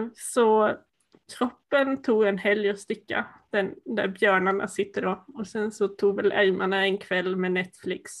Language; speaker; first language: Swedish; native; Swedish